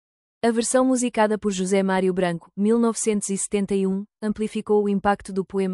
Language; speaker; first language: Portuguese; native; Portuguese